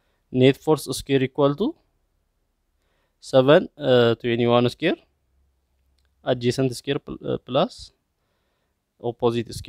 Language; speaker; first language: English; non-native, fluent; Amharic